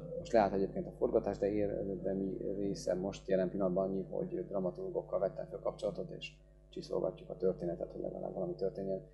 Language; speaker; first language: Hungarian; early bilingual, other home language; Polish